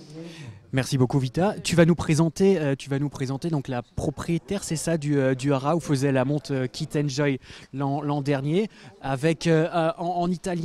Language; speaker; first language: French; native; French